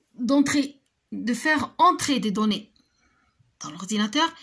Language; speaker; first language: French; non-native, local second language; Arabic